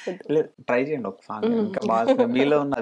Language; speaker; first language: Telugu; native; Telugu